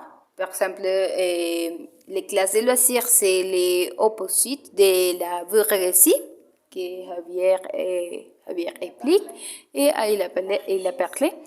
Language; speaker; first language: French; non-native, learner; Spanish